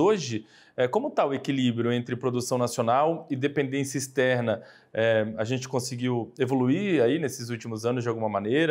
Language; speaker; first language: Portuguese; native; Portuguese